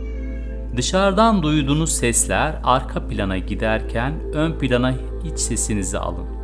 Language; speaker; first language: Turkish; native; Turkish